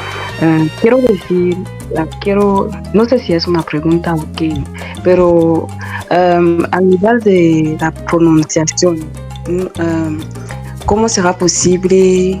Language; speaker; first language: Spanish; non-native, fluent; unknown